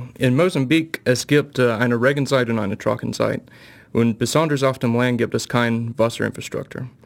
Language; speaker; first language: German; non-native, fluent; English